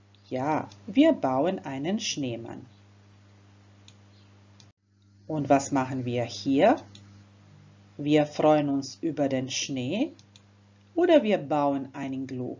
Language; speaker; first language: German; non-native, fluent; Croatian